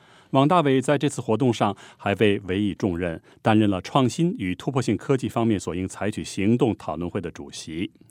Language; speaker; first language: Chinese; native; Chinese